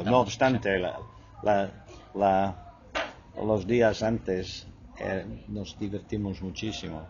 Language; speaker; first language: Spanish; non-native, fluent; English